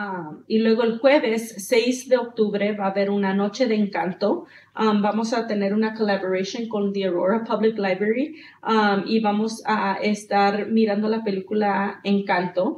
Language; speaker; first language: Spanish; early bilingual, heritage; Spanish